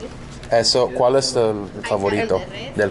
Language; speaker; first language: Spanish; non-native, learner; English